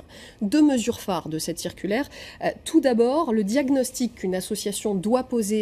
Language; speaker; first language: French; native; French